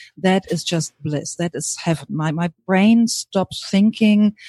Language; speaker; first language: English; non-native, fluent; German